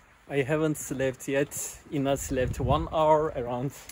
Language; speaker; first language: English; non-native, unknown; Turkish